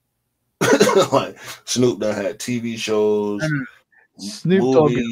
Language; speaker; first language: English; native; English